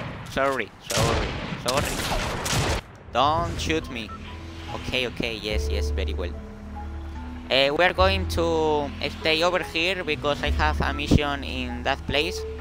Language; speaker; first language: English; non-native, learner; Spanish